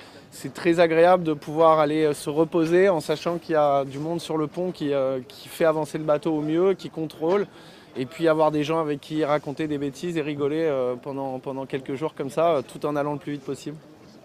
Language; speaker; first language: French; native; French